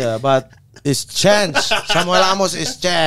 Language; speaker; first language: English; non-native, learner; Indonesian